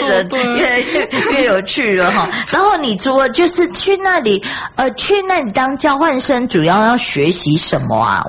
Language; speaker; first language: Chinese; native; Chinese